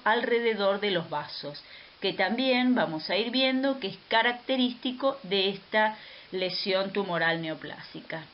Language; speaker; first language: Spanish; native; Spanish